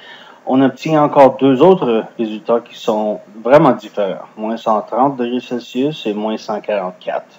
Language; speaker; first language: French; non-native, fluent; English